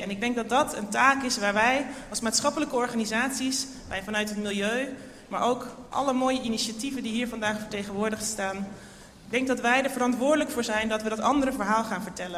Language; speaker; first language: Dutch; native; Dutch